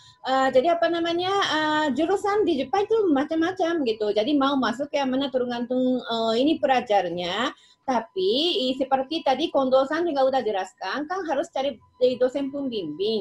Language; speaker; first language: Indonesian; non-native, fluent; Japanese